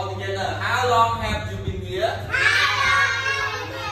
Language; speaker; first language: English; non-native, learner; Khmer